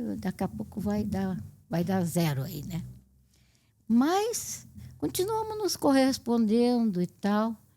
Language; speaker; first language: Portuguese; native; Portuguese